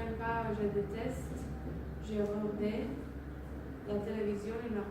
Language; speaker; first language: French; non-native, learner; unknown